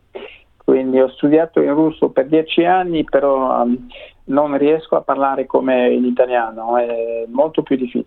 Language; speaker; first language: Italian; non-native, fluent; French